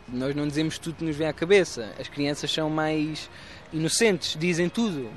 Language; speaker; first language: Portuguese; native; Portuguese